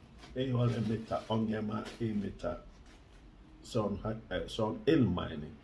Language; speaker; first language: Finnish; non-native, learner; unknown